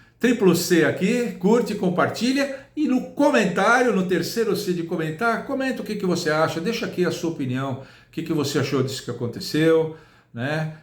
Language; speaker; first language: Portuguese; native; Portuguese